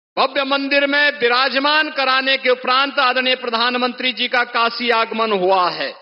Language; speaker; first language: Hindi; native; Hindi